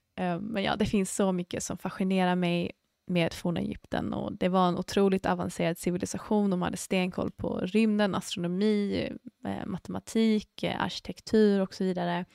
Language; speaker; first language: Swedish; early bilingual, other home language; English